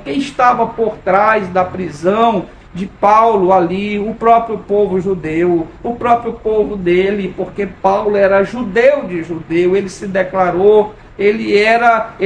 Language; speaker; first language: Portuguese; native; Portuguese